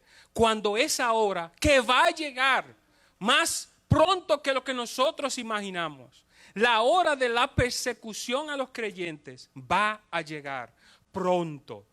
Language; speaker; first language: Spanish; native; Spanish